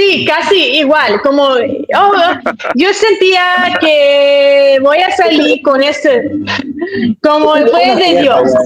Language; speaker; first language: Spanish; early bilingual, heritage; Spanish